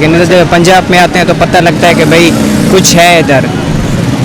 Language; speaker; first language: Hindi; non-native, local second language; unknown